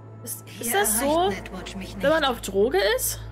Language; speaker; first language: German; native; German